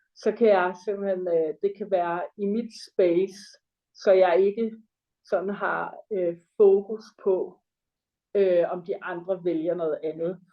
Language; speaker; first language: Danish; native; Danish